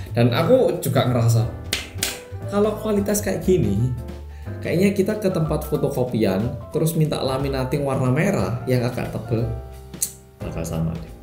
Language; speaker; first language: Indonesian; non-native, fluent; Korean